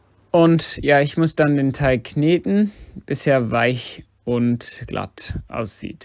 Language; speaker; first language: German; non-native, fluent; English